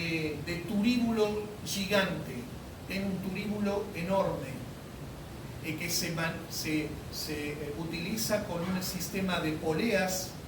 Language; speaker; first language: Spanish; non-native, learner; Portuguese